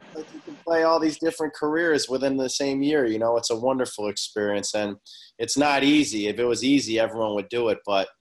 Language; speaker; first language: English; native; English